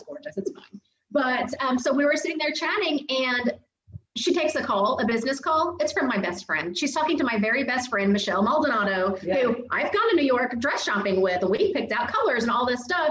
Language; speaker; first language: English; native; English